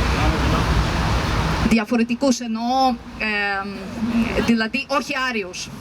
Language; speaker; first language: Greek; non-native, fluent; Ukrainian